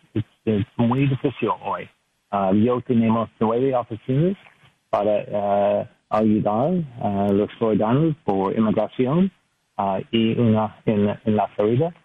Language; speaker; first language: Spanish; non-native, learner; English